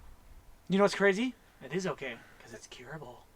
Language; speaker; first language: English; native; English